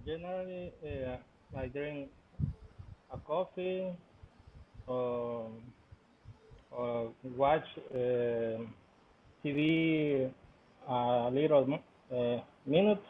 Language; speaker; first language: English; non-native, learner; Spanish